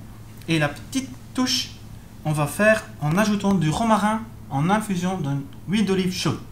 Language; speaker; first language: French; native; French